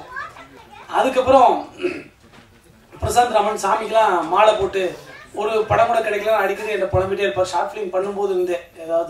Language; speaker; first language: Tamil; native; Tamil